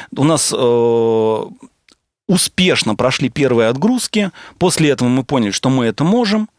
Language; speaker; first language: Russian; native; Russian